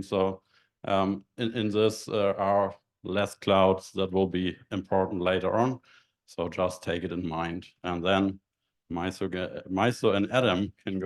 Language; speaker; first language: English; non-native, fluent; German